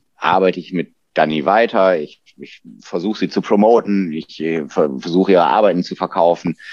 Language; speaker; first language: German; native; German